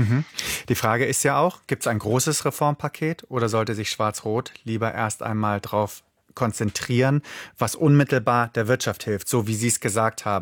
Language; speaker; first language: German; native; German